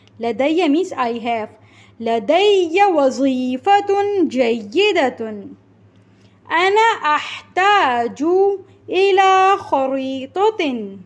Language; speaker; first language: Arabic; non-native, fluent; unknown